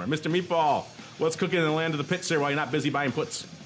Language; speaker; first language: English; native; English